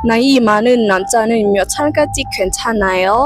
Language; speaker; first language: Korean; non-native, learner; Lao